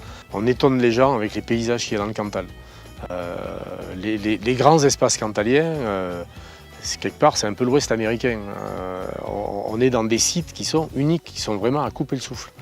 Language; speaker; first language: French; native; French